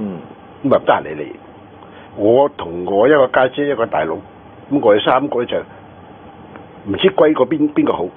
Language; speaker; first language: Cantonese; native; Cantonese